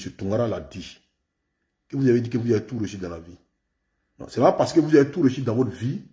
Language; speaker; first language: French; native; French